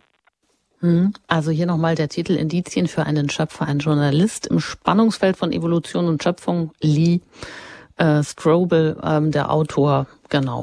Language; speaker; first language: German; native; German